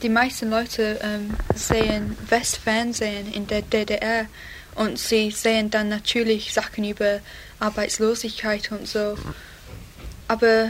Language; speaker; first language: German; non-native, learner; English